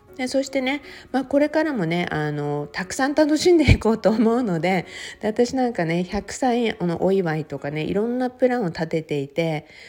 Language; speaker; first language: Japanese; native; Japanese